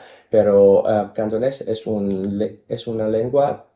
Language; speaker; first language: Spanish; non-native, fluent; Cantonese